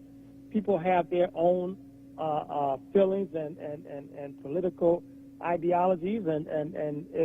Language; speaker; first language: English; native; English